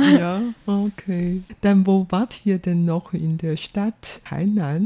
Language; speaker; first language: German; non-native, fluent; Chinese